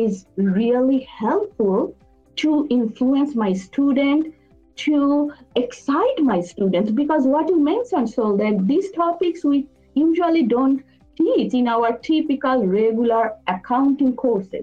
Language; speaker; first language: English; non-native, local second language; Bangla